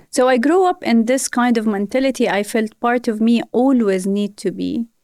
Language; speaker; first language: English; non-native, fluent; Arabic